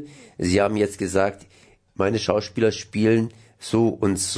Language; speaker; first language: German; native; German